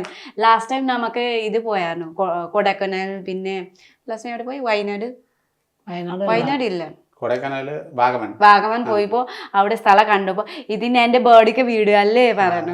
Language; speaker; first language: Malayalam; non-native, learner; Nepali